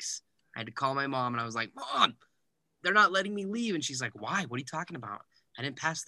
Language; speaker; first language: English; native; English